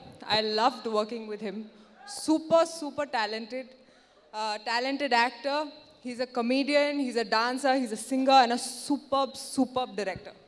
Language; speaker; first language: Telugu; non-native, learner; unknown